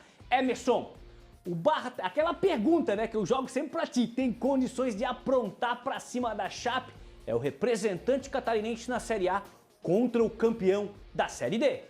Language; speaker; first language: Portuguese; native; Portuguese